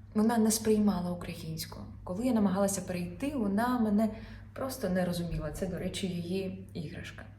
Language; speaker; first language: Ukrainian; non-native, local second language; Russian